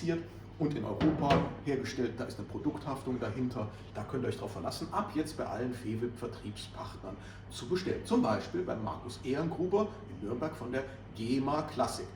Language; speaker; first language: German; native; German